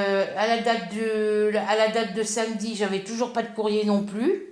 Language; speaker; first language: French; native; French